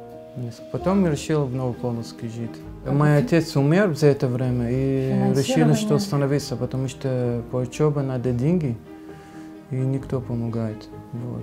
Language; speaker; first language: Russian; non-native, learner; Arabic